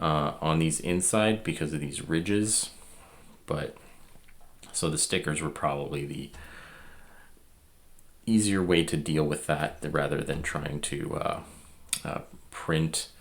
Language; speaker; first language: English; native; English